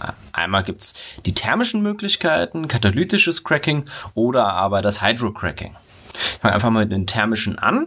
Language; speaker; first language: German; native; German